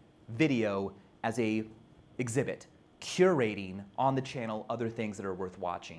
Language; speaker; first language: English; native; English